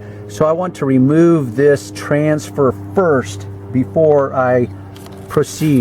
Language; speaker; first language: English; native; English